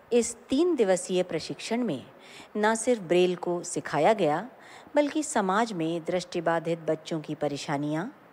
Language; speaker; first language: Hindi; native; Hindi